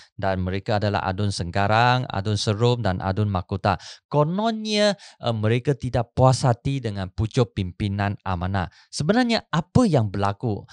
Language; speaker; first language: Malay; non-native, local second language; Chinese